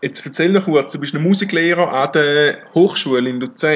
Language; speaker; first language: German; native; German